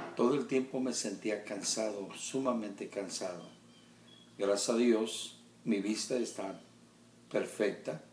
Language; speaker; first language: Spanish; early bilingual, heritage; Spanish